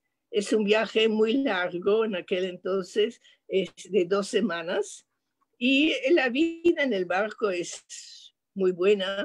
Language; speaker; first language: Spanish; non-native, fluent; French